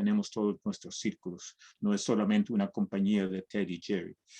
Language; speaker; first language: Spanish; early bilingual, heritage; Spanish